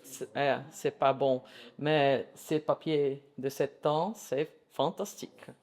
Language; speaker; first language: French; non-native, learner; Portuguese